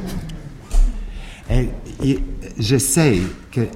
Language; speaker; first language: French; non-native, fluent; English